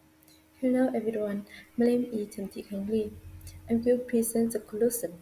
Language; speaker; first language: English; non-native, learner; Vietnamese